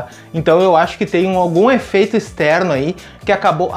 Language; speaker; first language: Portuguese; native; Portuguese